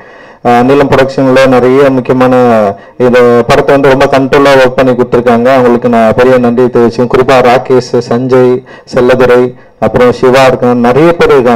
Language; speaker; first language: Tamil; native; Tamil